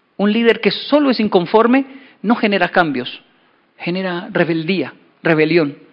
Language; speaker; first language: Spanish; native; Spanish